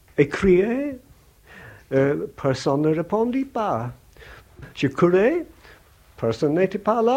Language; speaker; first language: French; non-native, learner; English